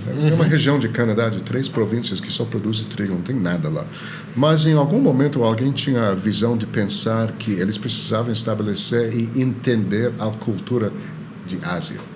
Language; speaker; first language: Portuguese; non-native, fluent; Chinese